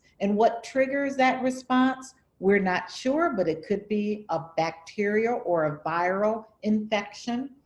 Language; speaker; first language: English; native; English